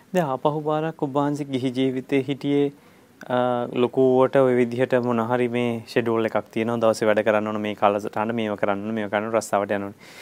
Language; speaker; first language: Sinhala; native; Sinhala